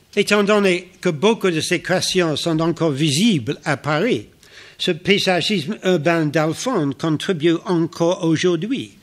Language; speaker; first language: French; non-native, fluent; English